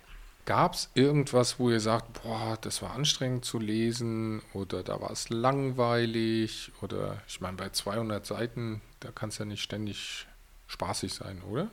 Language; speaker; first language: German; native; German